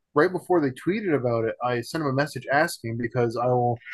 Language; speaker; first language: English; native; English